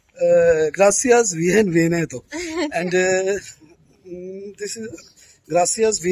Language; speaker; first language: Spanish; non-native, learner; Hindi